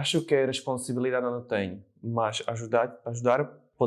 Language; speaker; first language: Portuguese; non-native, fluent; Slovak